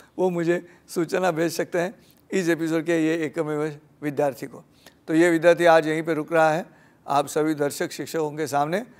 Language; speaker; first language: Hindi; non-native, local second language; Marathi